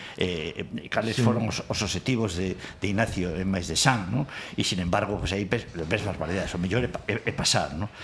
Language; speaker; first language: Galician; non-native, local second language; Spanish